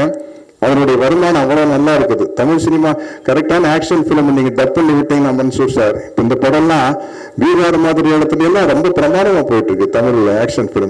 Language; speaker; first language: Tamil; native; Tamil